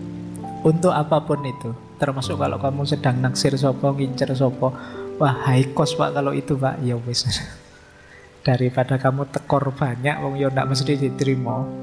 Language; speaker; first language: Indonesian; native; Indonesian